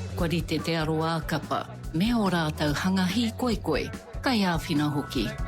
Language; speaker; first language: Māori; native; Māori